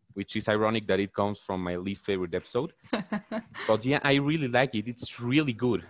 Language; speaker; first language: English; non-native, fluent; Spanish